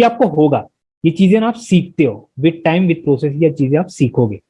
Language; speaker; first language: Hindi; non-native, local second language; Marathi